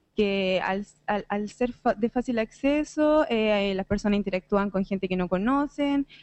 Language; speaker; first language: Spanish; native; Spanish